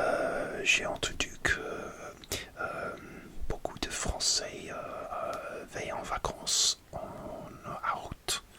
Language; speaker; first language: French; non-native, learner; English